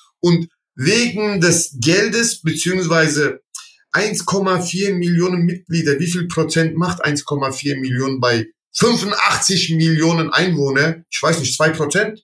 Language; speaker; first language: German; early bilingual, other home language; Turkish